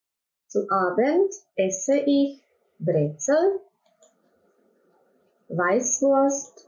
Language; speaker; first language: German; non-native, fluent; Croatian